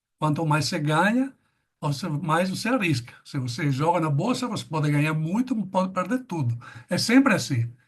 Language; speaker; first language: Portuguese; non-native, fluent; Italian